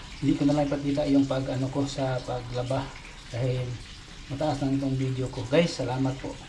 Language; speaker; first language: Filipino; non-native, local second language; Cebuano